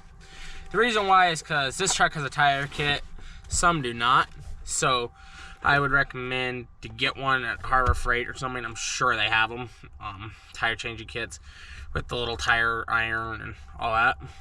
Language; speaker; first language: English; native; English